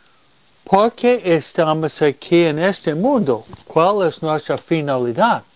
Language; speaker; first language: Spanish; non-native, fluent; English